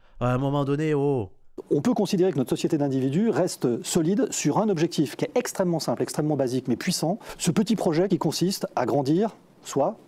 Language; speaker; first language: French; native; French